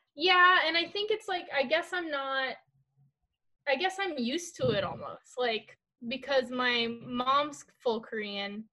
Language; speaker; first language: English; early bilingual, other home language; Korean